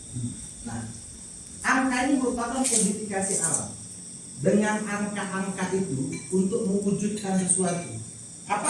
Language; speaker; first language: Indonesian; native; Indonesian